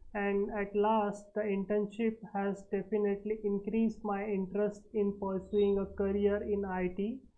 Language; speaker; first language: English; non-native, local second language; Marathi